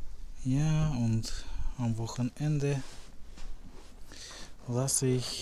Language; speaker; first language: German; non-native, learner; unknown